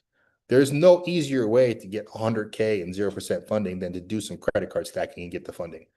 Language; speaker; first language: English; native; English